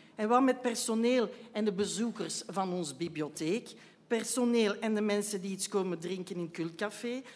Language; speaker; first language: Dutch; native; Dutch